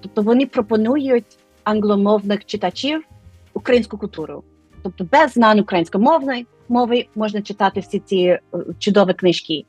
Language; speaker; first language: Ukrainian; non-native, fluent; English